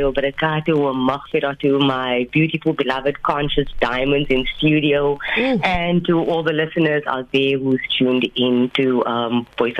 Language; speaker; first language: English; native; English